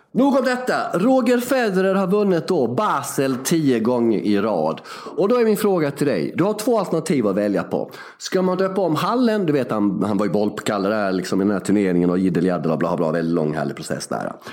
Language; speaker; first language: Swedish; early bilingual, other home language; Bosnian